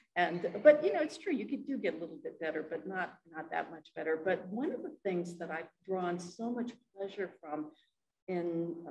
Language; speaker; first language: English; native; English